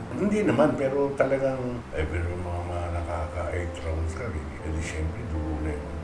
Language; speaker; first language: Filipino; native; Filipino